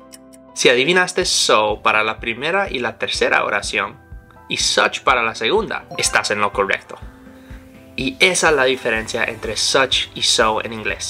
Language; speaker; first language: Spanish; non-native, fluent; English